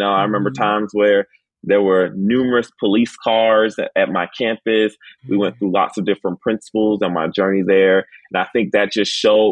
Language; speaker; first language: English; native; English